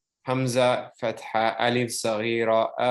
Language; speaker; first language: Arabic; non-native, learner; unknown